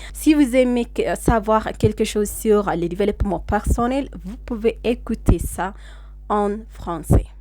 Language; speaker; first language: French; non-native, fluent; Amharic